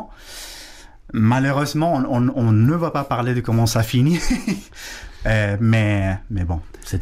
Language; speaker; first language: French; non-native, fluent; Spanish